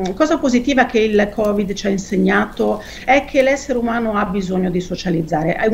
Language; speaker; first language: Italian; native; Italian